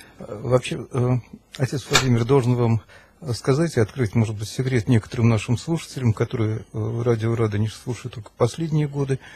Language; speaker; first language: Russian; native; Russian